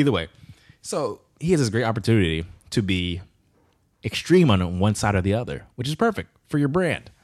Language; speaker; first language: English; native; English